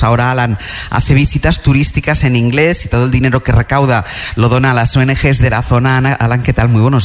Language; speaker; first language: Spanish; native; Spanish